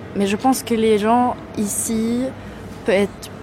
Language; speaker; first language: French; non-native, fluent; Swedish